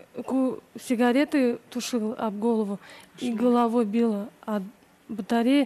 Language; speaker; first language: Russian; native; Russian